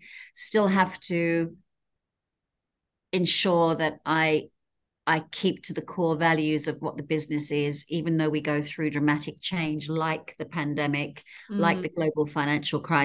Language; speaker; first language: English; native; English